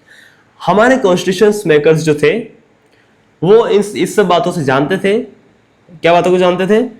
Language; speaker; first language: Hindi; native; Hindi